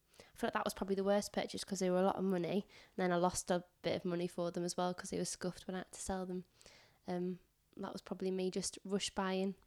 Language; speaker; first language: English; native; English